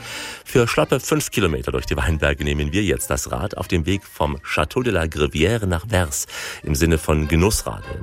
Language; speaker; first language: German; native; German